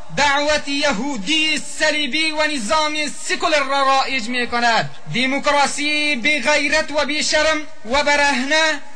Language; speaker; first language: Persian; non-native, local second language; Pashto